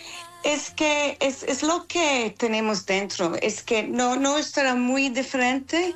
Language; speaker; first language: Spanish; non-native, fluent; English